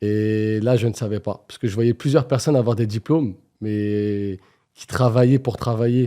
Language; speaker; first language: French; native; French